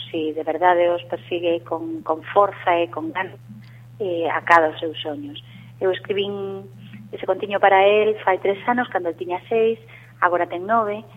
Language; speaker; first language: Galician; early bilingual, other home language; Spanish